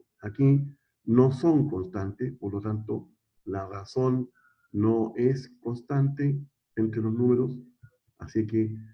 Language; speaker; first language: Spanish; native; Spanish